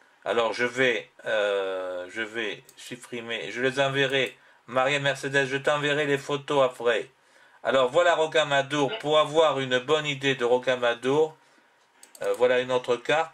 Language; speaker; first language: French; native; French